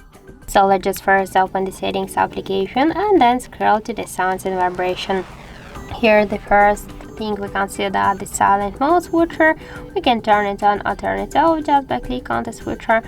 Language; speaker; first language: English; non-native, fluent; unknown